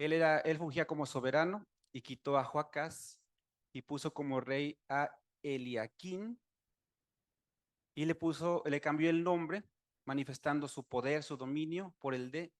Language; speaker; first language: Spanish; native; Spanish